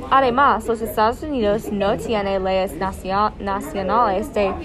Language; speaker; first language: Spanish; non-native, learner; English